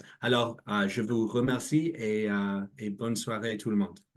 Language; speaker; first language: French; non-native, learner; English